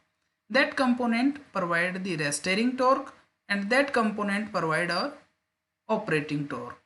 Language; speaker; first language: English; non-native, local second language; Hindi